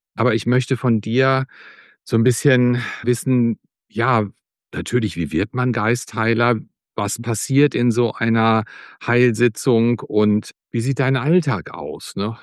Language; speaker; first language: German; native; German